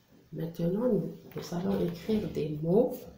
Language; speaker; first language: French; non-native, local second language; Arabic